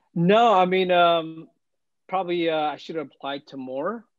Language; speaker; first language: English; early bilingual, other home language; Filipino